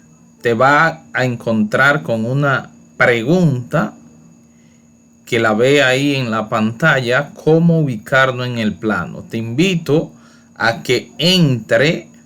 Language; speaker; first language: Spanish; native; Spanish